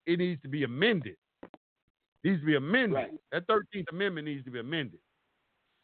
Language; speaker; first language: English; native; English